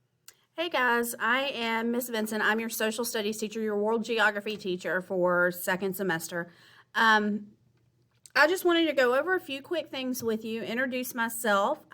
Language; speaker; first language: English; native; English